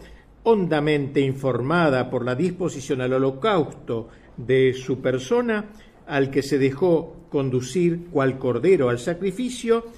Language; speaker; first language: Spanish; native; Spanish